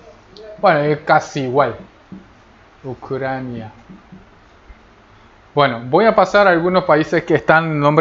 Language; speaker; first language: Spanish; non-native, fluent; Korean